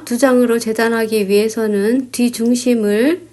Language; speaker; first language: Korean; native; Korean